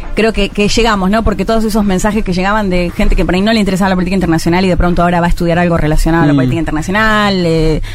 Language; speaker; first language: Spanish; native; Spanish